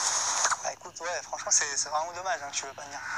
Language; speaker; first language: French; native; French